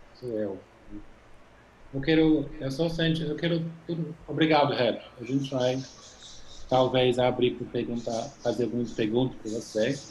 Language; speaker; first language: Portuguese; non-native, fluent; English